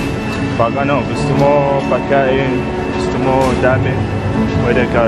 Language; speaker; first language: Filipino; non-native, learner; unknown